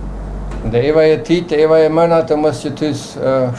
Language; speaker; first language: German; non-native, local second language; Plautdietsch